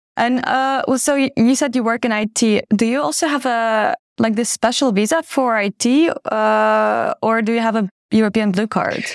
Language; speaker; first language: English; non-native, fluent; Ukrainian